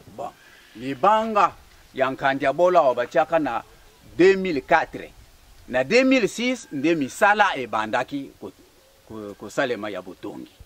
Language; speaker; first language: Lingala; non-native, local second language; Kongo